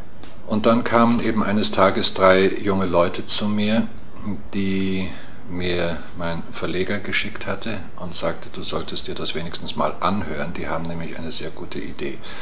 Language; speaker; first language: German; native; German